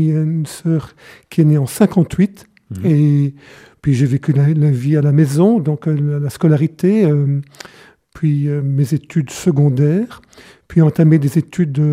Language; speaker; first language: French; native; French